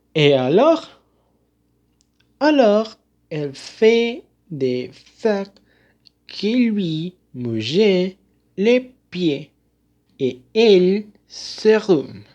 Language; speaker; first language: French; non-native, learner; Spanish